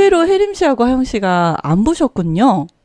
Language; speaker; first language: Korean; native; Korean